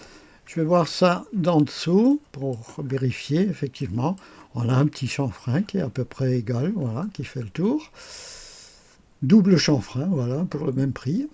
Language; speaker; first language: French; native; French